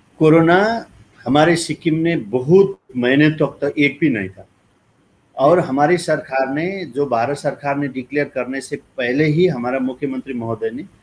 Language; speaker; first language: Hindi; non-native, local second language; Nepali